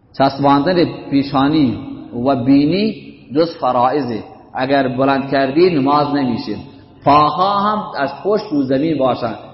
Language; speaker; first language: Persian; native; Persian